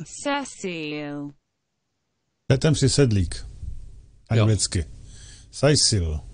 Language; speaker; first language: Czech; native; Czech